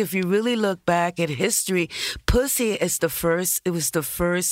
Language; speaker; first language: English; early bilingual, other home language; Spanish